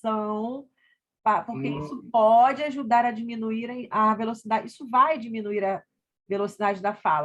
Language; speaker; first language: Portuguese; native; Portuguese